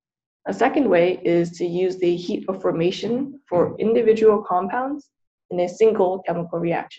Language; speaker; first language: English; native; English